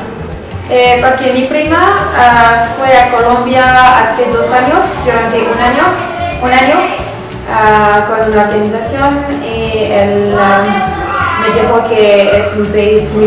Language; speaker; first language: Spanish; non-native, learner; French